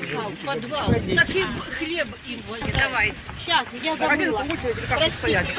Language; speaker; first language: Russian; native; Russian